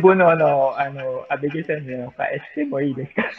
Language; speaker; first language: Japanese; non-native, learner; Filipino